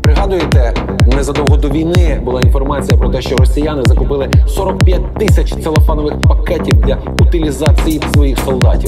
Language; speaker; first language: Ukrainian; native; Ukrainian